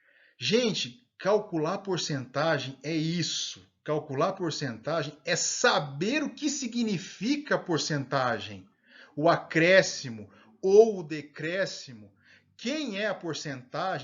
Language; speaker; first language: Portuguese; native; Portuguese